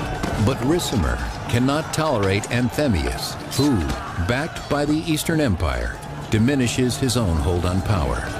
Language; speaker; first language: English; native; English